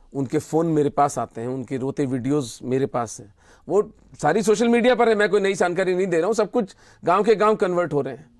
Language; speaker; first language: Hindi; native; Hindi